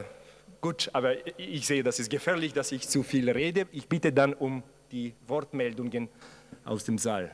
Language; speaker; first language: German; non-native, fluent; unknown